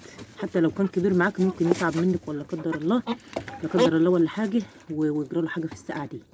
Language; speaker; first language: Arabic; native; Arabic